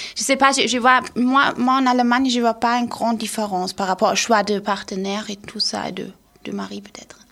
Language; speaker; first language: French; non-native, fluent; German